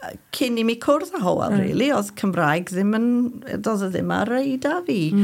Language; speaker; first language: Welsh; non-native, fluent; English